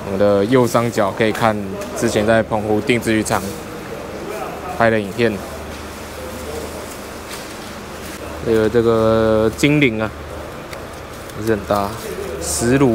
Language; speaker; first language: Chinese; native; Chinese